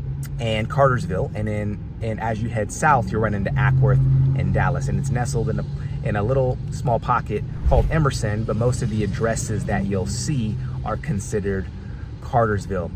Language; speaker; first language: English; native; English